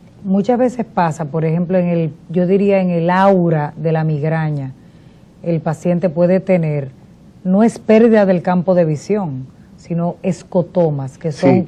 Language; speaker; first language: Spanish; native; Spanish